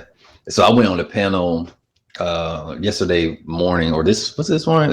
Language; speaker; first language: English; native; English